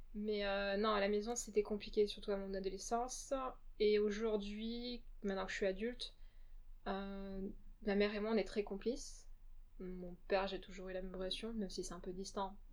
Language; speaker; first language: French; early bilingual, other home language; Portuguese